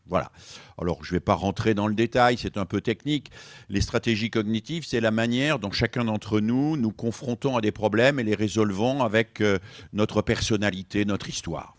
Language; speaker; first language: French; native; French